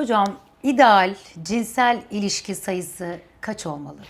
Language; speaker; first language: Turkish; native; Turkish